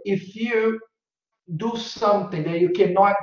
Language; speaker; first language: English; non-native, fluent; Portuguese